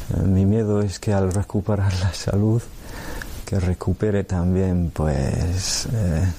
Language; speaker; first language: Spanish; non-native, fluent; English